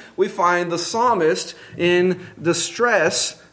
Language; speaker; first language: English; non-native, fluent; Portuguese